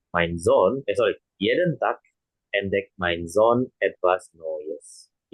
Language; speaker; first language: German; non-native, fluent; Indonesian